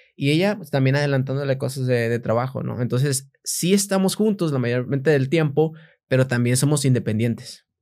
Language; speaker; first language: Spanish; native; Spanish